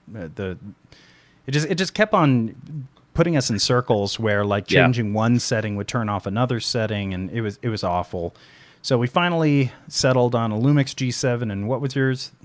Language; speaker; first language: English; native; English